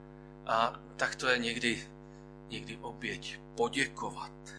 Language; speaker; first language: Czech; native; Czech